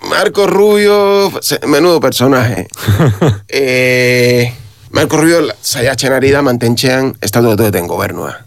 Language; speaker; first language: Basque; non-native, learner; Spanish